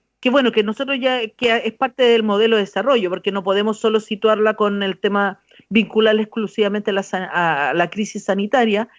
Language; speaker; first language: Spanish; native; Spanish